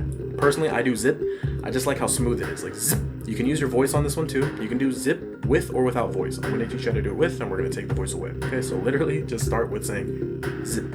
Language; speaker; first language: English; native; English